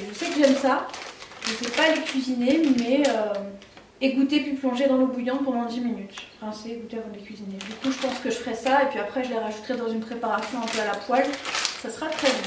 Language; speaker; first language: French; native; French